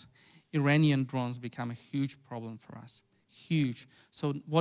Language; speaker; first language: English; non-native, fluent; Ukrainian